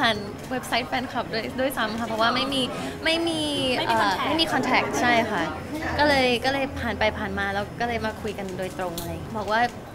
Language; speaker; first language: Thai; non-native, local second language; English